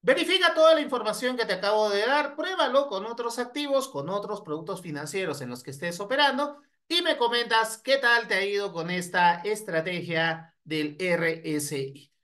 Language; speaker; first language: Spanish; native; Spanish